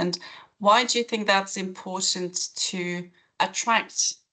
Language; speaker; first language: English; non-native, fluent; Norwegian